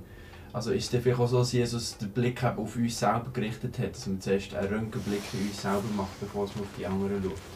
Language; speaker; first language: German; native; German